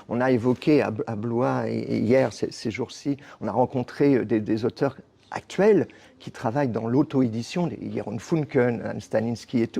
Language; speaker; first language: French; native; French